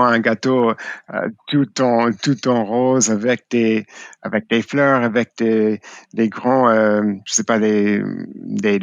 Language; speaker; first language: French; non-native, fluent; English